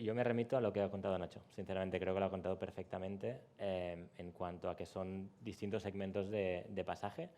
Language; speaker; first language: Spanish; native; Spanish